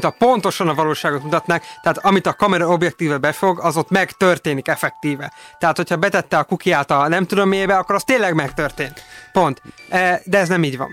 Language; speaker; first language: Hungarian; native; Hungarian